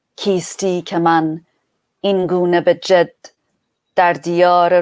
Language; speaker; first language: Persian; early bilingual, other home language; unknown